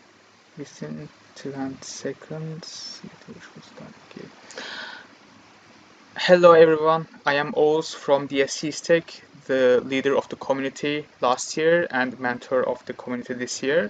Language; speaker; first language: English; non-native, fluent; Turkish